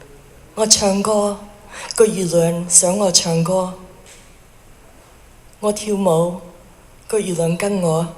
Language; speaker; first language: Cantonese; early bilingual, heritage; Cantonese